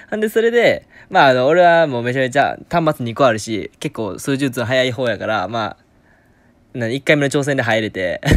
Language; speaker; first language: Japanese; native; Japanese